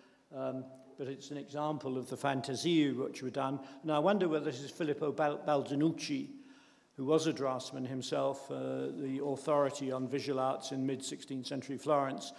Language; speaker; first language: English; native; English